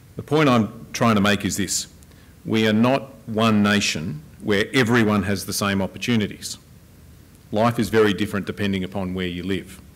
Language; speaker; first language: English; native; English